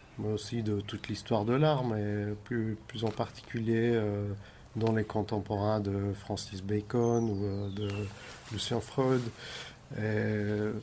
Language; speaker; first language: French; non-native, fluent; Greek